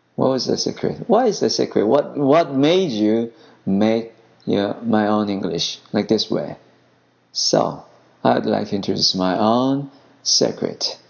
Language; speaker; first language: English; non-native, fluent; Korean